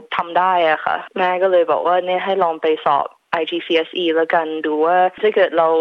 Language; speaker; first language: Thai; native; Thai